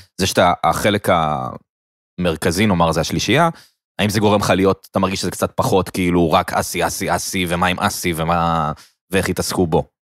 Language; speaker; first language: Hebrew; native; Hebrew